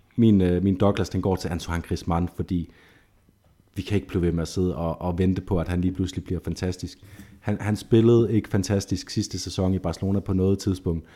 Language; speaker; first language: Danish; native; Danish